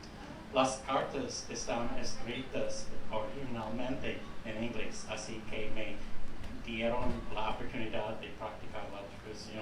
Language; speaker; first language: Spanish; non-native, fluent; English